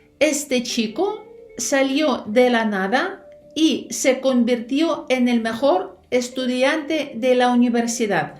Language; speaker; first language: Spanish; non-native, fluent; Ukrainian